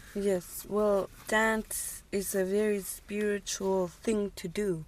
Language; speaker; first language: English; non-native, fluent; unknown